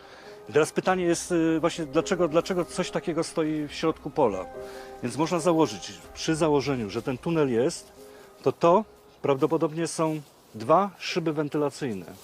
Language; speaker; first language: Polish; native; Polish